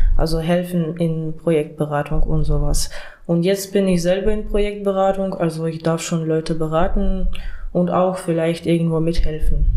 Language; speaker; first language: German; non-native, fluent; Ukrainian